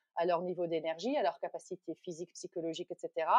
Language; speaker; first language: French; non-native, fluent; Dutch